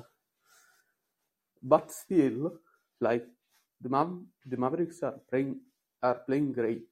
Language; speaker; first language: English; non-native, fluent; Italian